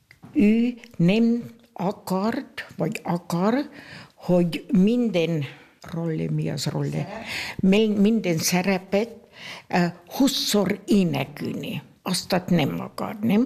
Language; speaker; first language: Hungarian; non-native, local second language; German